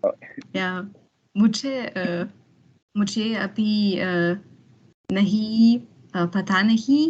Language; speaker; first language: Hindi; non-native, learner; German